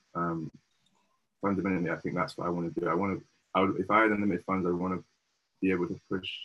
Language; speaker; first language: English; native; English